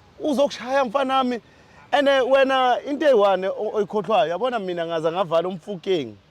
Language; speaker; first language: Zulu; native; Zulu